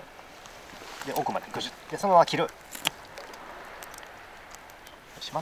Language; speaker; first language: Japanese; native; Japanese